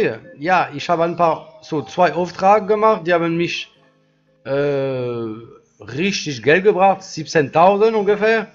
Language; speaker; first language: German; non-native, learner; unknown